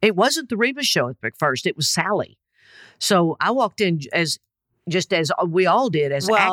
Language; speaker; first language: English; native; English